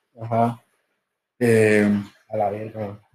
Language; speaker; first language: Spanish; native; Spanish